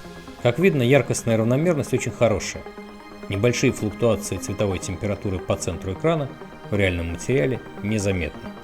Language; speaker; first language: Russian; native; Russian